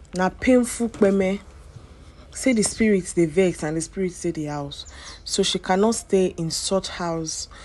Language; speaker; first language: Nigerian Pidgin; native; Nigerian Pidgin